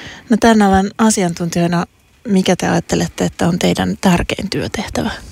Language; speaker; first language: Finnish; native; Finnish